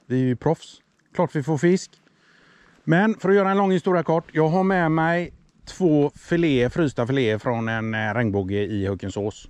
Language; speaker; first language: Swedish; native; Swedish